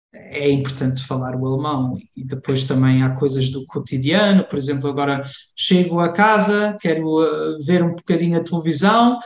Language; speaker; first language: Portuguese; early bilingual, heritage; German